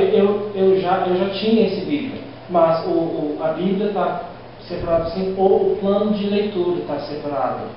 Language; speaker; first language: Portuguese; non-native, learner; English